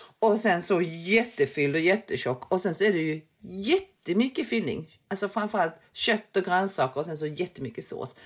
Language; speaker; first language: Swedish; early bilingual, other home language; Korean